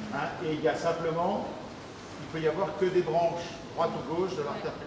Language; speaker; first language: French; native; French